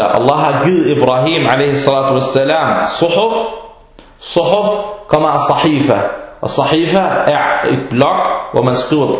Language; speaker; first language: Danish; early bilingual, other home language; Arabic